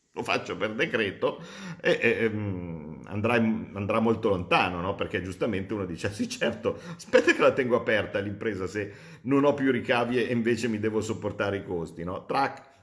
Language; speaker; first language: Italian; native; Italian